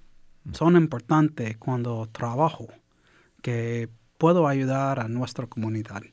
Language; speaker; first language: Spanish; early bilingual, heritage; English